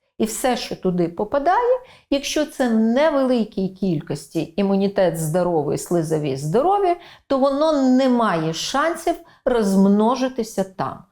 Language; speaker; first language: Ukrainian; native; Ukrainian